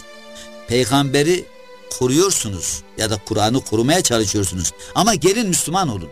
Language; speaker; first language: Turkish; native; Turkish